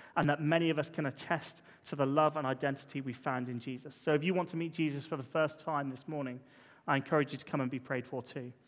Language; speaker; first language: English; native; English